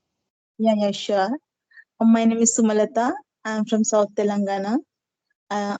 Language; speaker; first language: English; non-native, learner; Telugu